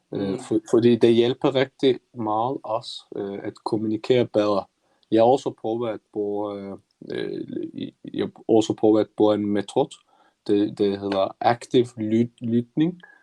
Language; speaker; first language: Danish; non-native, learner; Turkish